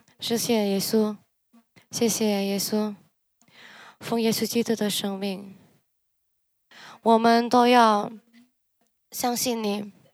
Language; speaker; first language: Chinese; early bilingual, heritage; Chinese